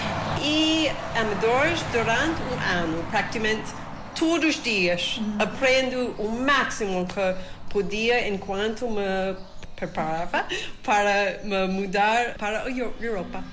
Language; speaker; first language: Portuguese; non-native, learner; English